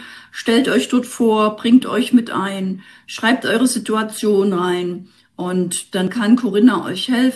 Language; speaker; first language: German; native; German